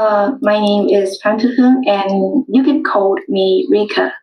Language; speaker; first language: English; non-native, learner; Vietnamese